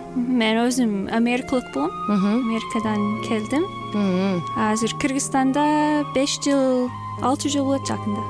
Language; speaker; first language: Kyrgyz; non-native, fluent; English